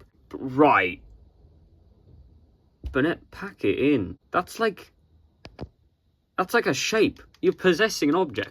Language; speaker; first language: English; native; English